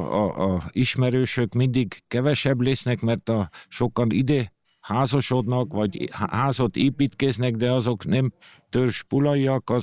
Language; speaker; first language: Hungarian; early bilingual, heritage; Hungarian